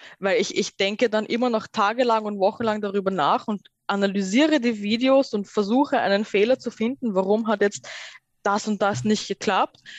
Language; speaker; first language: German; early bilingual, other home language; Persian